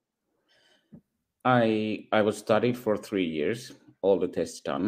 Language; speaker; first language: English; non-native, fluent; Finnish